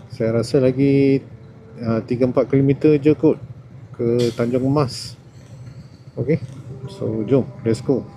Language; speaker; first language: Malay; non-native, local second language; Tamil